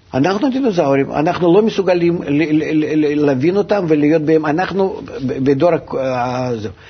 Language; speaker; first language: Hebrew; non-native, fluent; Russian